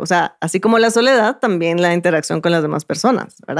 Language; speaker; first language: Spanish; native; Spanish